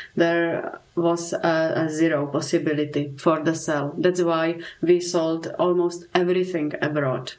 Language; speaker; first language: English; non-native, fluent; Czech